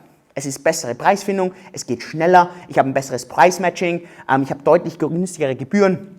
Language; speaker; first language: German; native; German